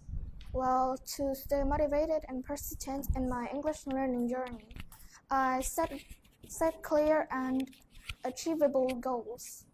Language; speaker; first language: English; non-native, learner; Vietnamese